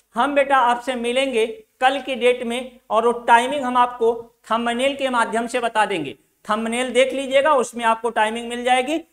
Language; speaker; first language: Hindi; native; Hindi